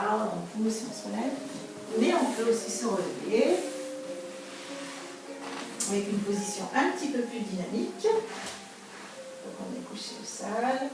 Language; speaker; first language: French; native; French